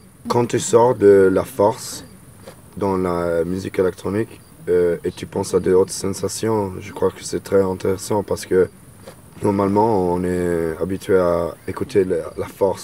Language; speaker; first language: French; non-native, learner; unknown